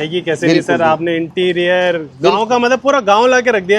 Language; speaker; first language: Hindi; native; Hindi